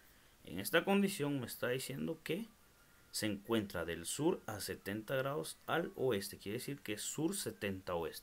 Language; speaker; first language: Spanish; native; Spanish